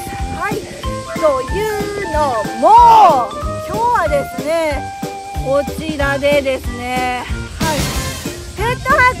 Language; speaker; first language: Japanese; native; Japanese